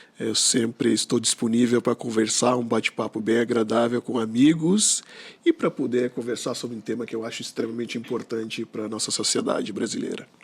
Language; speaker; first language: Portuguese; non-native, local second language; Kabuverdianu